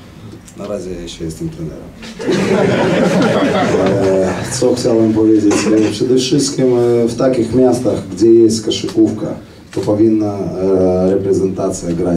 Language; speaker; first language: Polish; non-native, fluent; Russian